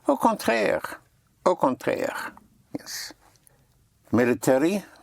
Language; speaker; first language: French; non-native, fluent; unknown